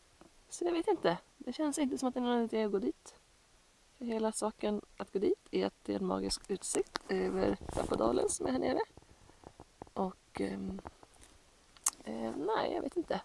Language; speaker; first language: Swedish; native; Swedish